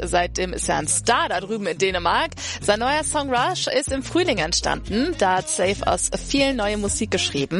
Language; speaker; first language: German; native; German